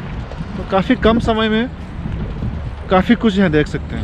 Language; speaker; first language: Hindi; non-native, local second language; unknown